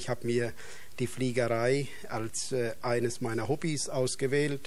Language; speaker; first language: German; native; German